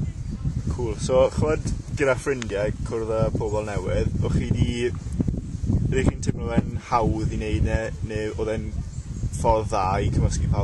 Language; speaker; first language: Welsh; non-native, local second language; English